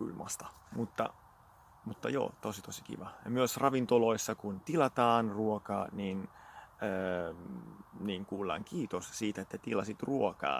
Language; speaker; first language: Finnish; non-native, fluent; Italian